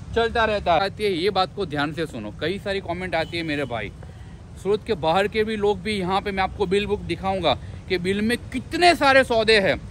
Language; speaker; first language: Hindi; non-native, local second language; Gujarati